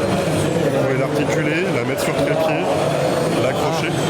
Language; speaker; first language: French; native; French